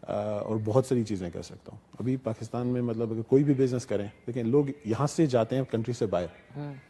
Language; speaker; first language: Urdu; native; Urdu